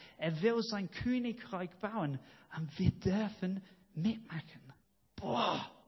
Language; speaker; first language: German; non-native, fluent; English